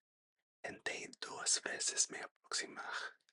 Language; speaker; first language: Portuguese; non-native, learner; English